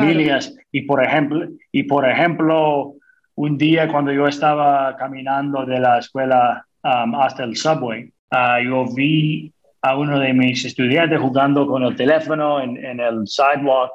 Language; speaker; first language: Spanish; non-native, fluent; English